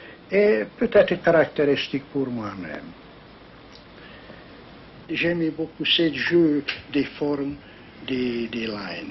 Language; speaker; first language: French; non-native, learner; Hungarian